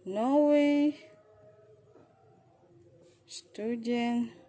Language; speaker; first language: Russian; non-native, fluent; Indonesian